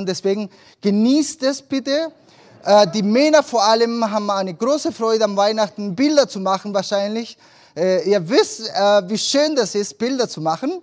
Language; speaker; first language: German; early bilingual, other home language; Spanish